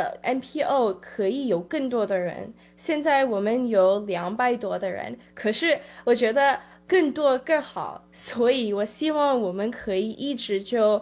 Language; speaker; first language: Chinese; early bilingual, heritage; Chinese